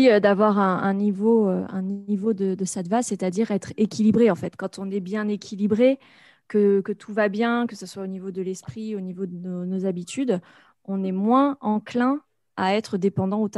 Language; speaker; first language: French; native; French